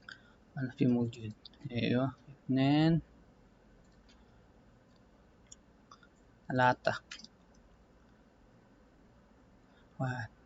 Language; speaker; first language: Arabic; non-native, learner; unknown